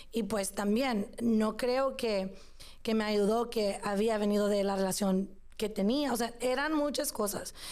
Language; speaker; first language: Spanish; early bilingual, other home language; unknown